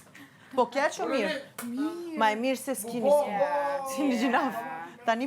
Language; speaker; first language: Albanian; early bilingual, heritage; Albanian